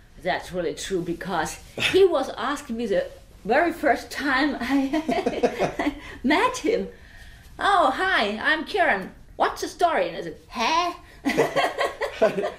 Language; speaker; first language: English; non-native, fluent; German